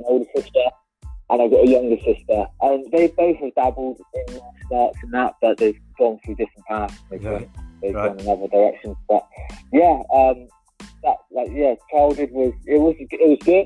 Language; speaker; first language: English; native; English